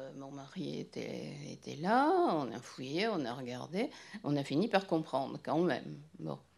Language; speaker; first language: French; native; French